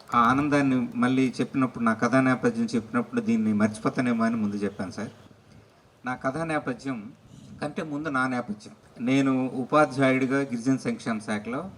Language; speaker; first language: Telugu; non-native, local second language; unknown